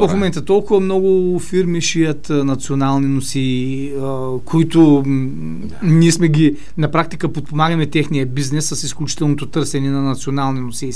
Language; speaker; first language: Bulgarian; native; Bulgarian